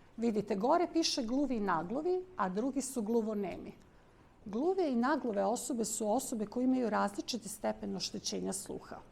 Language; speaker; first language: Bosnian; non-native, local second language; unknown